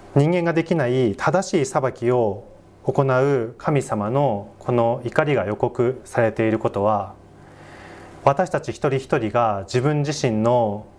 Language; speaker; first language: Japanese; native; Japanese